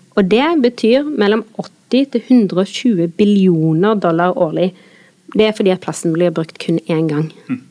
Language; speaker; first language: Norwegian; native; Norwegian